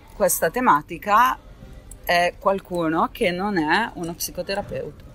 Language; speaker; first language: Italian; native; Italian